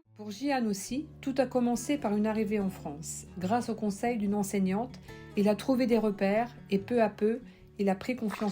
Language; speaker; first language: French; native; French